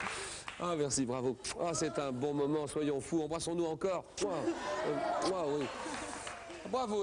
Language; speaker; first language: French; native; French